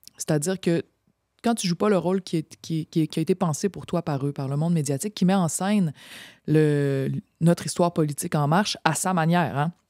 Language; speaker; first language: French; native; French